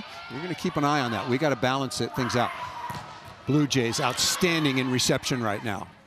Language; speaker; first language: English; native; English